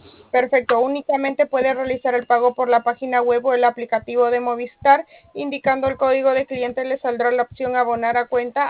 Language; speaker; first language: Spanish; native; Spanish